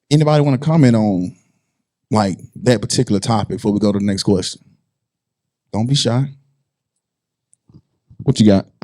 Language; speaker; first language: English; native; English